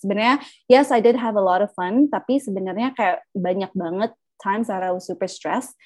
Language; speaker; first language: English; early bilingual, other home language; Indonesian